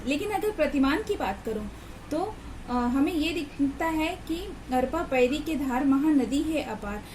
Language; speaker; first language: Hindi; native; Hindi